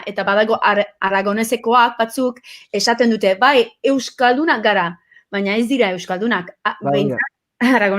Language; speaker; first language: Basque; early bilingual, heritage; English